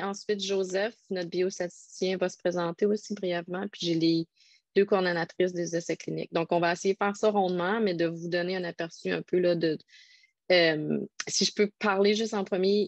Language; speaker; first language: French; native; French